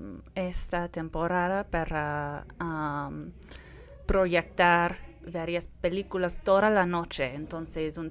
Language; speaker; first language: Spanish; non-native, fluent; English